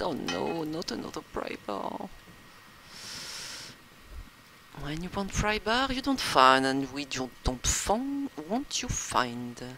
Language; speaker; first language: English; non-native, learner; French